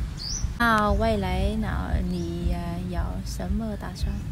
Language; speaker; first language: Chinese; non-native, fluent; Vietnamese